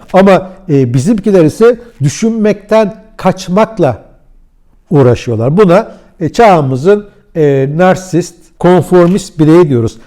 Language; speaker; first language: Turkish; early bilingual, heritage; Turkish